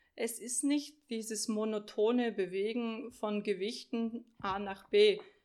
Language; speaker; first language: German; early bilingual, other home language; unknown